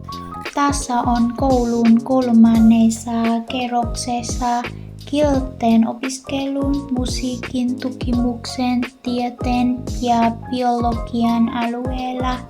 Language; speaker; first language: Finnish; non-native, learner; Vietnamese